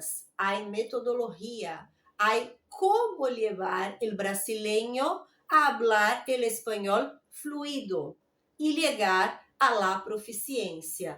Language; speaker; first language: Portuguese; non-native, learner; Spanish